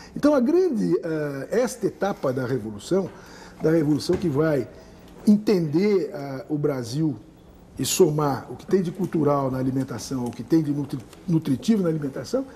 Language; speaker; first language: Portuguese; native; Portuguese